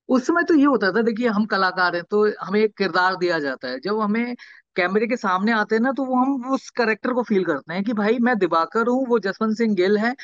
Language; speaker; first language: Hindi; native; Hindi